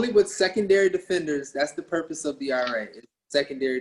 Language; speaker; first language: English; native; English